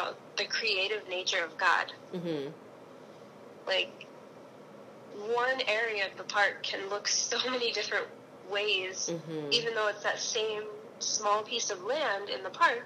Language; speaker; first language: English; native; English